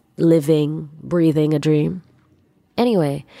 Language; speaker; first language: English; non-native, local second language; Swahili